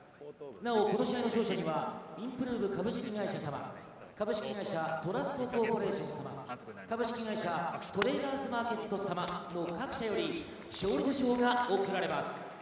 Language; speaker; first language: Japanese; native; Japanese